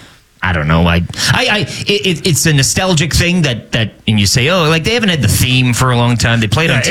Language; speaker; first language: English; native; English